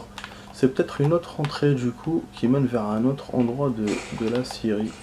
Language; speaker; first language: French; native; French